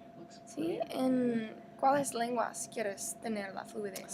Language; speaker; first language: Spanish; non-native, learner; English